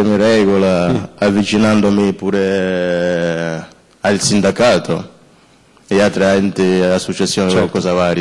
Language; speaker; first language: Italian; non-native, fluent; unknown